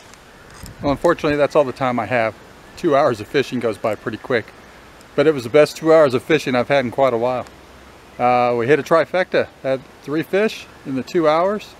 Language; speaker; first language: English; native; English